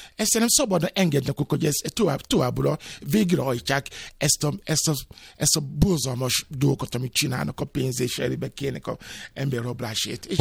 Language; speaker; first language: Hungarian; non-native, fluent; Yoruba